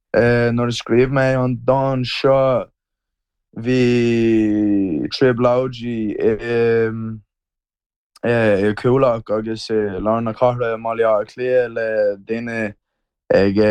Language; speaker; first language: Irish; non-native, learner; English